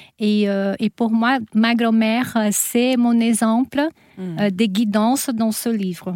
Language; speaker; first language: French; non-native, fluent; Portuguese